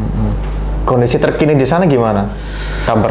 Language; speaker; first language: Indonesian; native; Indonesian